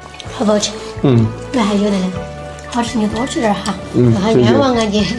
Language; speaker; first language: Chinese; native; Chinese